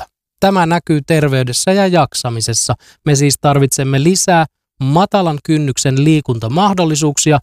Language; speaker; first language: Finnish; native; Finnish